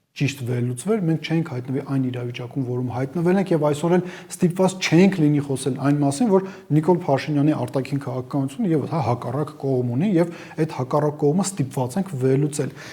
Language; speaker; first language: Armenian; native; Armenian